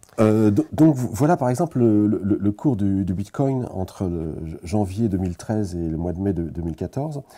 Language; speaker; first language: French; native; French